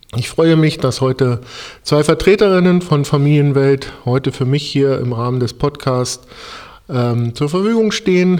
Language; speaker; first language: German; native; German